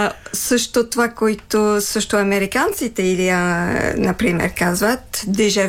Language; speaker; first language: Bulgarian; non-native, fluent; French